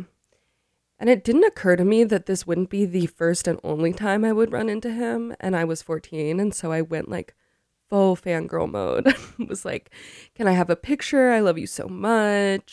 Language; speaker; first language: English; native; English